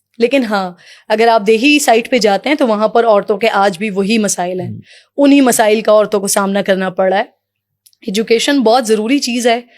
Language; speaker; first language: Urdu; native; Urdu